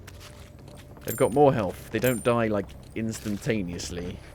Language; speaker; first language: English; native; English